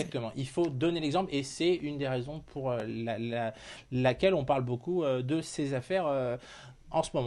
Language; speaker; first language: French; native; French